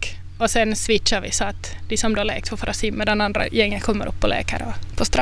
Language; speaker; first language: Swedish; native; Swedish